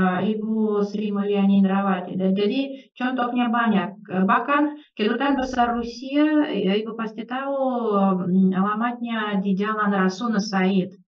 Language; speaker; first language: Indonesian; non-native, fluent; Russian